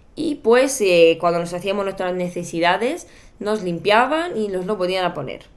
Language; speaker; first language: Spanish; non-native, fluent; Bulgarian